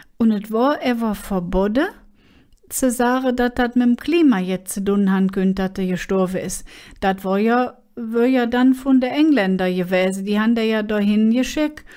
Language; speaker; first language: German; native; German